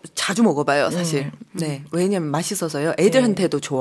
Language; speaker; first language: Korean; non-native, fluent; Chinese